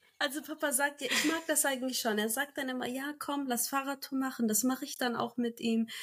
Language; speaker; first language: German; early bilingual, other home language; Turkish